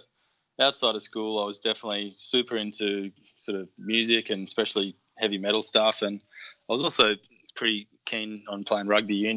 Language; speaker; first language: English; native; English